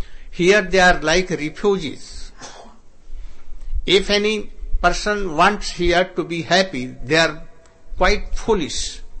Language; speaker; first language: English; non-native, local second language; Hindi